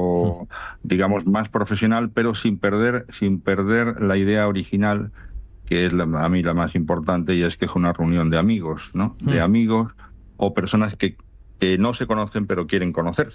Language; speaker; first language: Spanish; native; Spanish